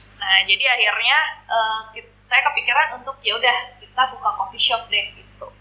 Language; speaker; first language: Indonesian; native; Indonesian